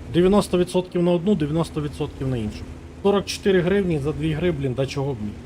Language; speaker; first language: Ukrainian; non-native, local second language; Russian